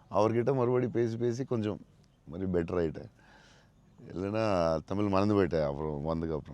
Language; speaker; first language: Tamil; non-native, local second language; Telugu